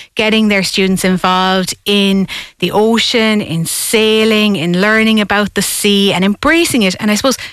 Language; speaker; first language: English; native; English